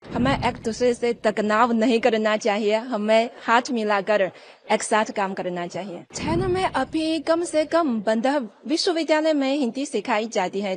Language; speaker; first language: Hindi; non-native, fluent; Chinese